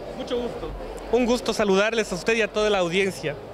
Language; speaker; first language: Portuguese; non-native, learner; Spanish